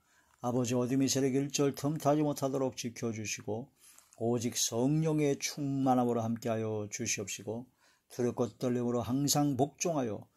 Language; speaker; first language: Korean; native; Korean